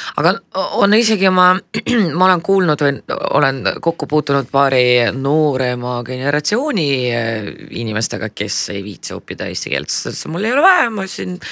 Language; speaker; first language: Estonian; non-native, fluent; Russian